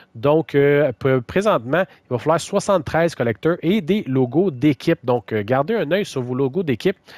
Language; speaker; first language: French; native; French